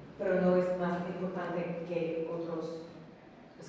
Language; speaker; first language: Spanish; non-native, learner; English